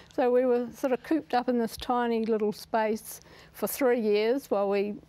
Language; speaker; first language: English; native; English